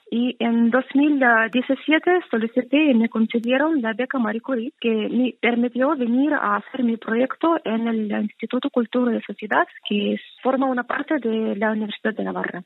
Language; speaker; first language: Spanish; non-native, fluent; Russian